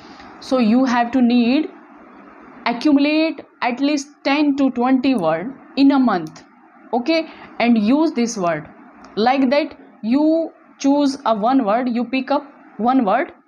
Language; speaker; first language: English; non-native, local second language; Hindi